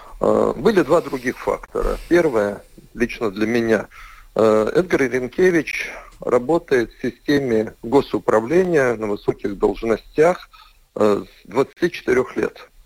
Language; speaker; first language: Russian; native; Russian